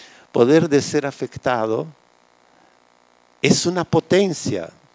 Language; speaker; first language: Spanish; non-native, fluent; Hungarian